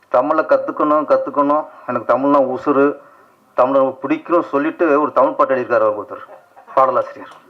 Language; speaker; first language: Tamil; native; Tamil